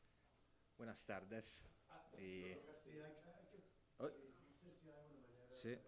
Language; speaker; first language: Spanish; non-native, fluent; Italian